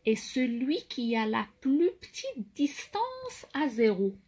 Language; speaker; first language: French; non-native, local second language; Arabic